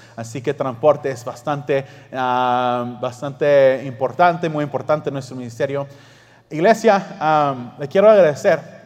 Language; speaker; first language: Spanish; early bilingual, heritage; Spanish